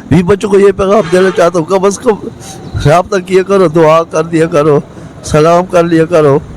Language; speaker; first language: Urdu; non-native, local second language; Pashto